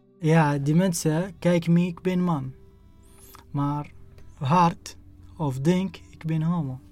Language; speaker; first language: Dutch; non-native, learner; Arabic